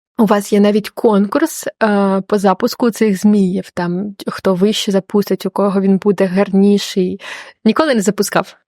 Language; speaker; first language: Ukrainian; native; Ukrainian